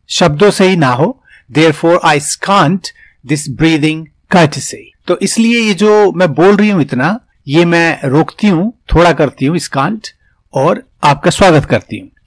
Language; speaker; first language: Hindi; native; Hindi